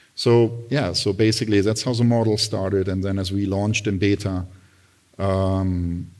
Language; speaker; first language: English; non-native, fluent; German